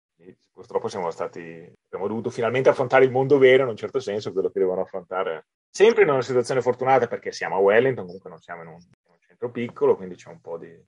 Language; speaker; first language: Italian; native; Italian